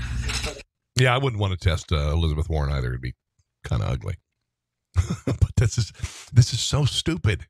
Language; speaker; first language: English; native; English